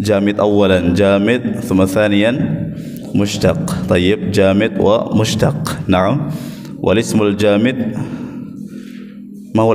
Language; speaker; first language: Arabic; non-native, fluent; Indonesian